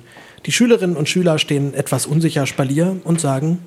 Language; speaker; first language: German; native; German